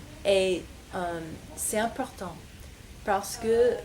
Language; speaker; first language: French; non-native, fluent; English